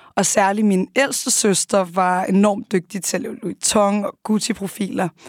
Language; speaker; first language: Danish; early bilingual, other home language; Arabic